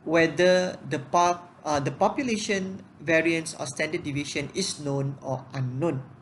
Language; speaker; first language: English; non-native, local second language; Malay